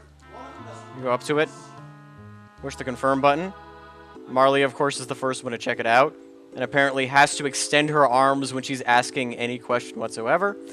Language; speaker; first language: English; native; English